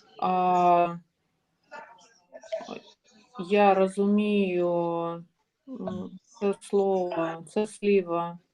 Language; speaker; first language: Ukrainian; non-native, learner; Russian